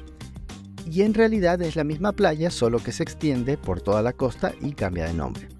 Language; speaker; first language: Spanish; native; Spanish